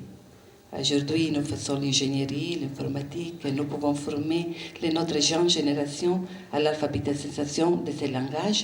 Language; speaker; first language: French; non-native, learner; Italian